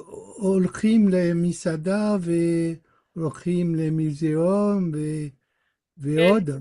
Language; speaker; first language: Hebrew; non-native, learner; French